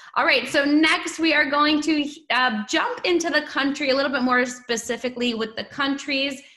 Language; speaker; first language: English; native; English